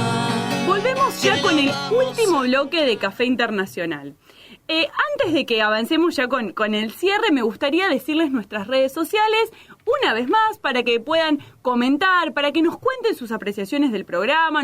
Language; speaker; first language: Spanish; native; Spanish